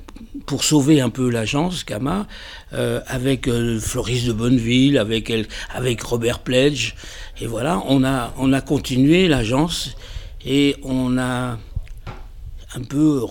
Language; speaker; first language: French; native; French